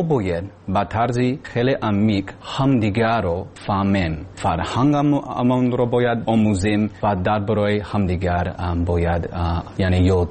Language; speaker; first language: Persian; non-native, learner; English